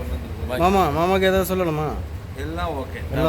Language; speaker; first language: Tamil; non-native, local second language; Malayalam